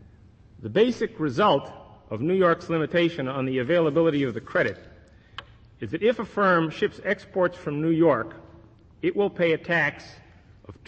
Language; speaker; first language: English; native; English